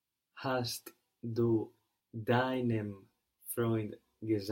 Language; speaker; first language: German; non-native, learner; English